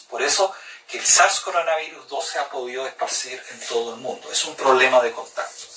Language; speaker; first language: Spanish; native; Spanish